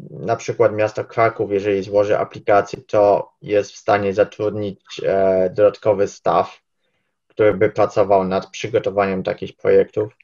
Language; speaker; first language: Polish; early bilingual, heritage; Polish